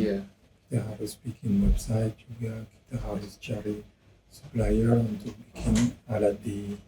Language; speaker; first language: Indonesian; non-native, learner; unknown